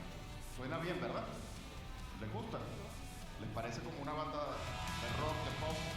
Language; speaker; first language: Spanish; native; Spanish